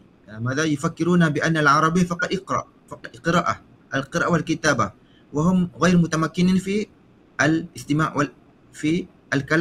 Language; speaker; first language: Arabic; non-native, fluent; Malay